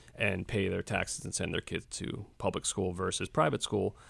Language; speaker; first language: English; native; English